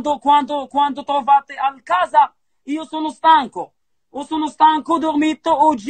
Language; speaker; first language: Italian; non-native, learner; Arabic